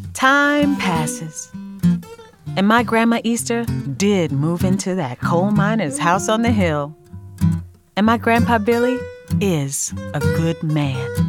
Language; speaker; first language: English; native; English